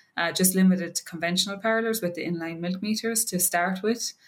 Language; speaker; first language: English; native; English